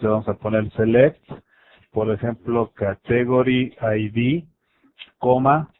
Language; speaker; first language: Spanish; native; Spanish